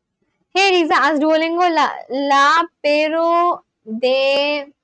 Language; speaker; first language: Spanish; non-native, learner; English